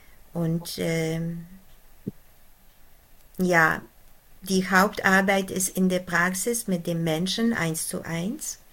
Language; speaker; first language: German; non-native, fluent; Polish